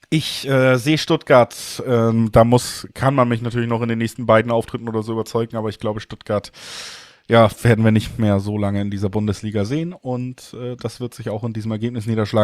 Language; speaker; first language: German; native; German